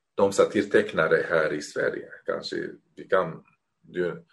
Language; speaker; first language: Swedish; non-native, fluent; Arabic